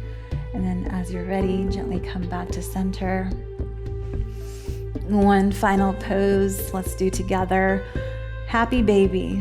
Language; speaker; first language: English; native; English